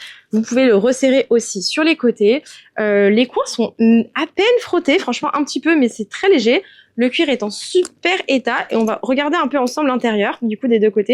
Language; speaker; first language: French; native; French